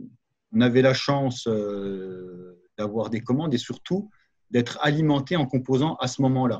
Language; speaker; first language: French; native; French